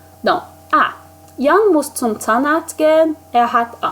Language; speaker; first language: German; non-native, fluent; Portuguese